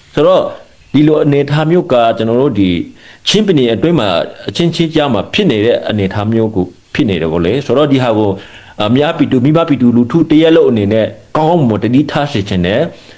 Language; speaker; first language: Burmese; non-native, local second language; Hakha Chin